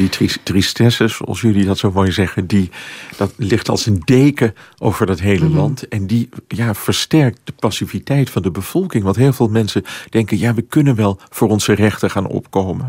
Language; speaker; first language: Dutch; native; Dutch